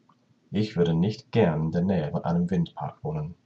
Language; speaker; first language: German; non-native, learner; English